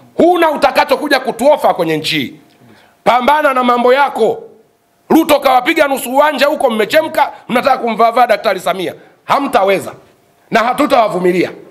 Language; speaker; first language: Swahili; native; Swahili